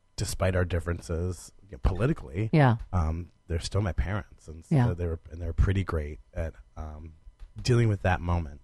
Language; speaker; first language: English; native; English